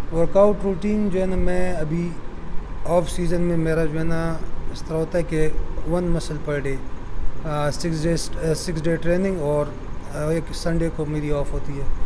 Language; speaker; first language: Urdu; non-native, local second language; Pashto